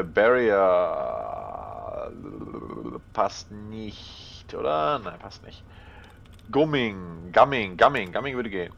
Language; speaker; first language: German; native; German